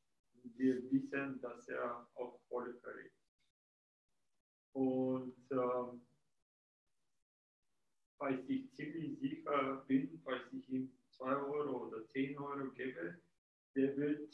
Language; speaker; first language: German; non-native, fluent; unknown